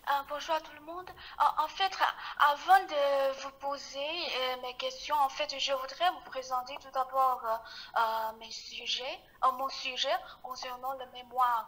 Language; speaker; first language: French; non-native, fluent; Chinese